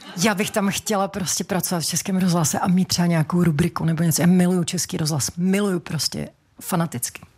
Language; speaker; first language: Czech; native; Czech